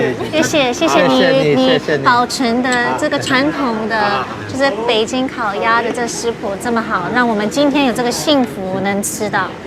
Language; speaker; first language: Chinese; early bilingual, heritage; Chinese